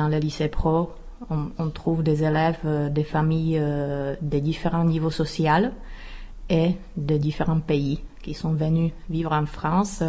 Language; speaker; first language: French; non-native, fluent; Czech